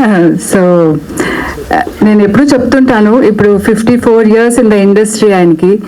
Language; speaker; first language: Telugu; non-native, local second language; Kannada